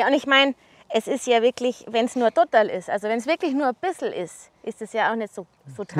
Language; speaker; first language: German; native; German